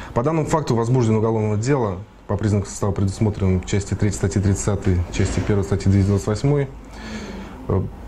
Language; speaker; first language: Russian; native; Russian